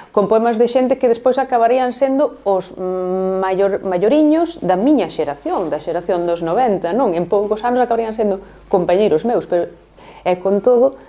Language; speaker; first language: Galician; native; Galician